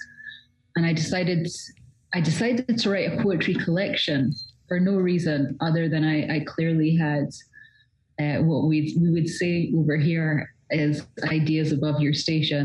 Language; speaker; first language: English; native; English